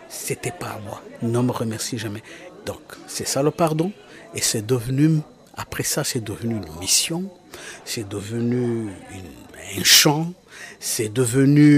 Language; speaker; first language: French; non-native, local second language; Kinyarwanda